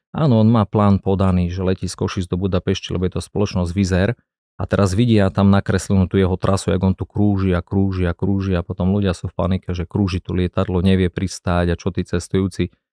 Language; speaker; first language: Slovak; native; Slovak